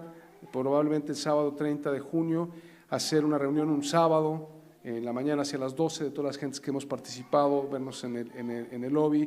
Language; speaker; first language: Spanish; native; Spanish